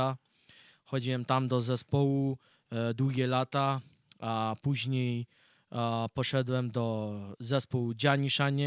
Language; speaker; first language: Polish; early bilingual, heritage; Polish